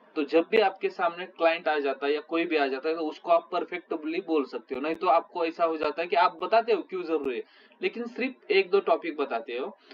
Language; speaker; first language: Hindi; non-native, local second language; Marathi